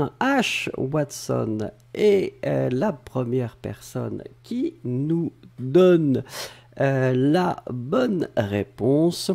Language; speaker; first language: French; native; French